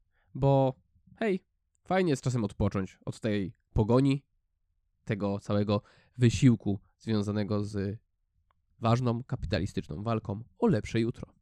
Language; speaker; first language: Polish; native; Polish